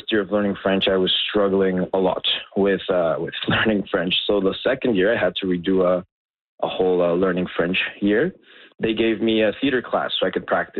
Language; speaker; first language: English; non-native, fluent; Spanish